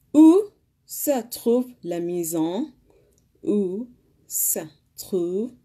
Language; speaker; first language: French; non-native, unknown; Arabic